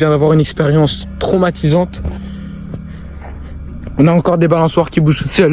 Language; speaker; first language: French; native; French